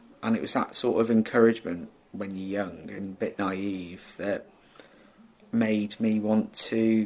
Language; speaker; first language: English; native; English